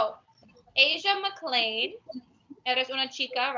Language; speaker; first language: Spanish; non-native, learner; English